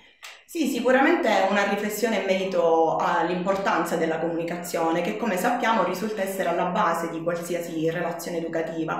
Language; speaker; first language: Italian; native; Italian